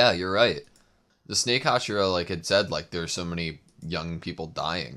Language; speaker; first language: English; native; English